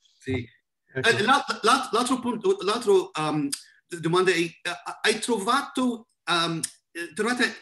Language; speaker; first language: Italian; non-native, learner; English